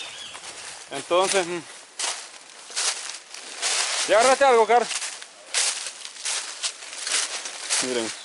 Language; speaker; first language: Spanish; native; Spanish